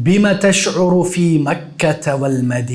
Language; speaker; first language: Arabic; non-native, fluent; Urdu